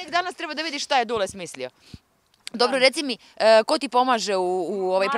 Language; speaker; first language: Serbian; native; Serbian